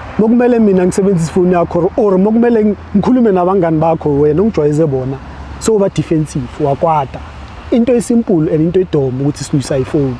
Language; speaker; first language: Zulu; non-native, local second language; Southern Sotho